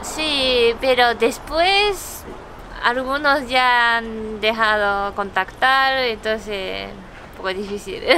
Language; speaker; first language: Spanish; non-native, learner; Japanese